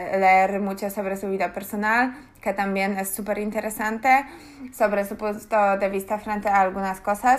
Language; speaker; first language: Spanish; non-native, learner; Polish